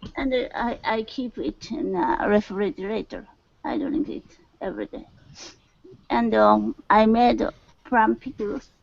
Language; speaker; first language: English; non-native, learner; Japanese